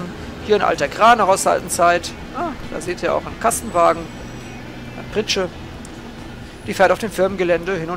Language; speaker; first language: German; native; German